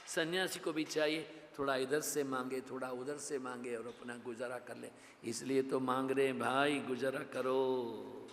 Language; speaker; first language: Hindi; non-native, local second language; Gujarati